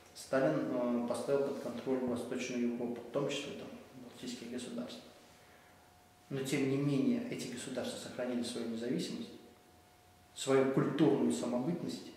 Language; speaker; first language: Russian; native; Russian